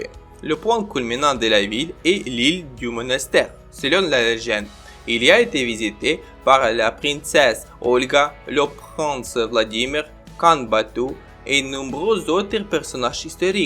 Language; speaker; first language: French; non-native, learner; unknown